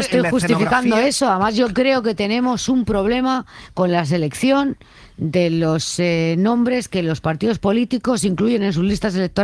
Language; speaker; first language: Spanish; native; Spanish